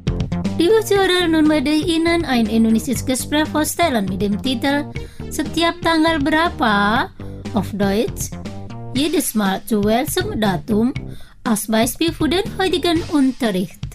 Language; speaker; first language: German; non-native, fluent; Indonesian